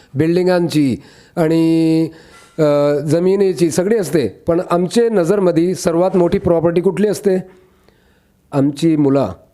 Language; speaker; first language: Marathi; non-native, local second language; Urdu